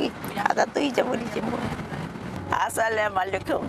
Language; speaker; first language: Korean; native; Korean